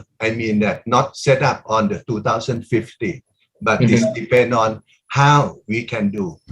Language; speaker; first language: English; non-native, learner; Thai